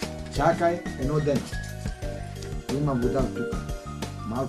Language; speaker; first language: Bulgarian; non-native, learner; Greek